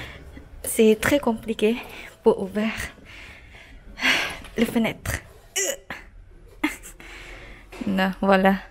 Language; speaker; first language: French; non-native, learner; Malay